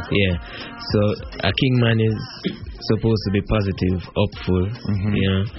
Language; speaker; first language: English; non-native, local second language; Jamaican Creole English